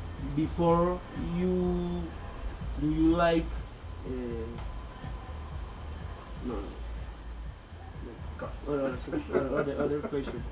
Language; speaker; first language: English; non-native, learner; Spanish